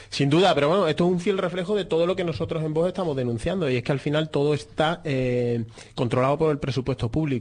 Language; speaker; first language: Spanish; native; Spanish